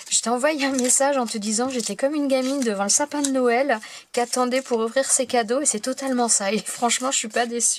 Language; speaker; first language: French; native; French